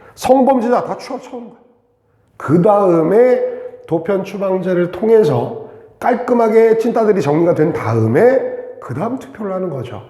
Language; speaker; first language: Korean; native; Korean